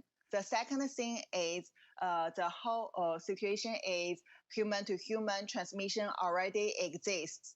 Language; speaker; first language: English; non-native, fluent; Chinese